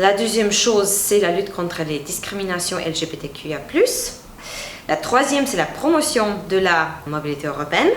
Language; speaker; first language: French; non-native, fluent; Romanian